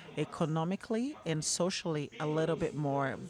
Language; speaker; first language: English; non-native, learner; Portuguese